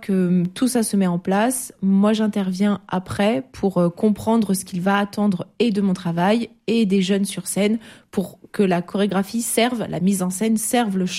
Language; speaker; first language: French; native; French